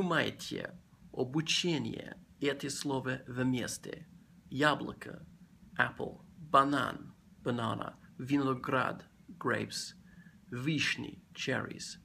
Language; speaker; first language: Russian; non-native, learner; English